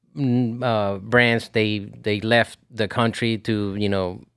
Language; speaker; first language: English; non-native, fluent; Spanish